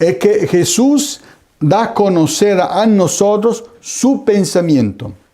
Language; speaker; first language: Spanish; non-native, fluent; Italian